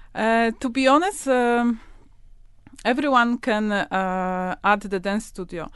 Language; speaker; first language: English; non-native, learner; Polish